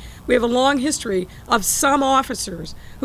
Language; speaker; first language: English; native; English